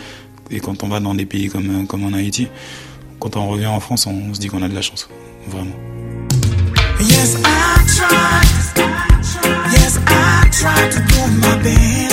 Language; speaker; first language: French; early bilingual, other home language; Haitian Creole